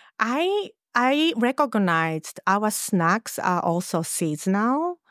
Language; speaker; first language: English; non-native, fluent; Japanese